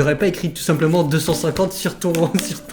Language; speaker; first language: French; native; French